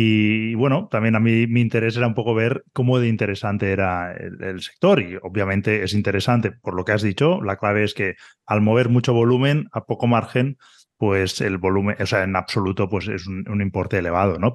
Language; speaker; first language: Spanish; native; Spanish